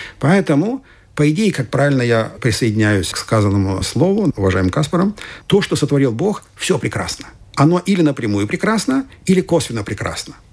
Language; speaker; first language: Russian; non-native, fluent; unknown